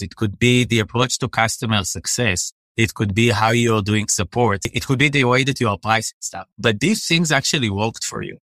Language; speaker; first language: English; non-native, fluent; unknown